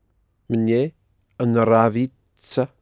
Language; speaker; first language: Russian; non-native, learner; English